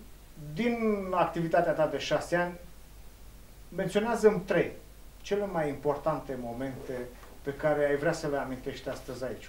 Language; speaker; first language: Romanian; native; Romanian